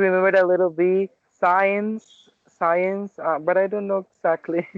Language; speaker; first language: English; non-native, learner; Spanish